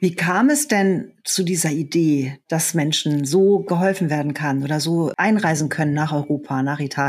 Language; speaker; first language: German; native; German